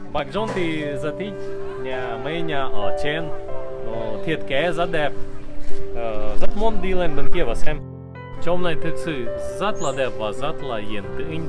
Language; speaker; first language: Vietnamese; non-native, learner; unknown